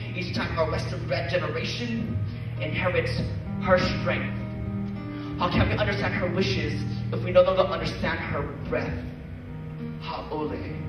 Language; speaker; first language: English; native; English